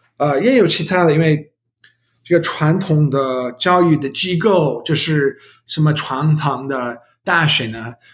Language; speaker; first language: Chinese; non-native, learner; English